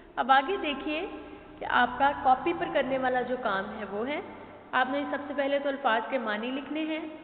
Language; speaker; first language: Urdu; native; Urdu